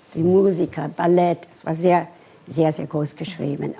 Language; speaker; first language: German; non-native, fluent; English